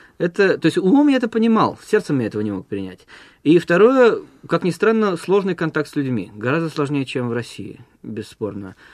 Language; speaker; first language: Russian; native; Russian